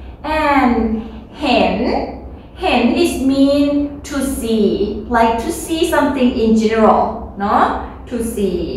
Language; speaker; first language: English; non-native, learner; Thai